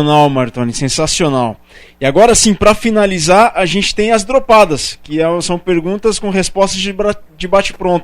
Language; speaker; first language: Portuguese; native; Portuguese